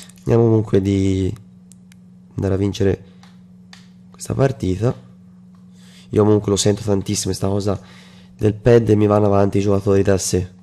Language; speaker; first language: Italian; native; Italian